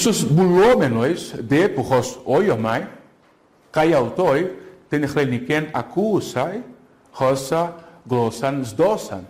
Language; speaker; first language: Greek; non-native, fluent; Portuguese